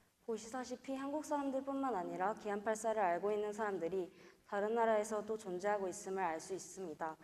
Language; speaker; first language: Korean; native; Korean